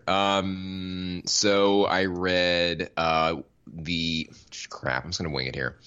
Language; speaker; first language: English; native; English